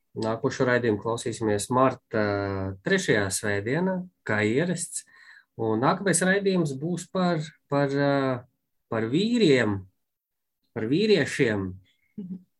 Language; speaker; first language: Latvian; native; Latvian